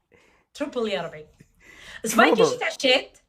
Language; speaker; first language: Arabic; native; Arabic